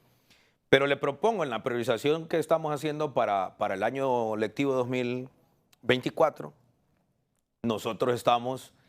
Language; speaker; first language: Spanish; native; Spanish